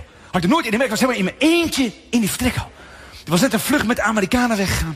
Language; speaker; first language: Dutch; native; Dutch